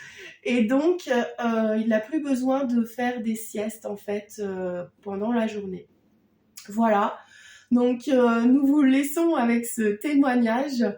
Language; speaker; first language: French; native; French